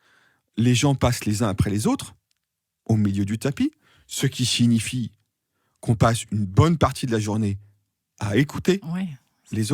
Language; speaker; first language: French; native; French